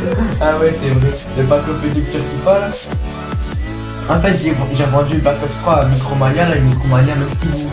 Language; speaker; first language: French; native; French